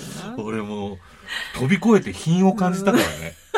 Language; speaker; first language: Japanese; native; Japanese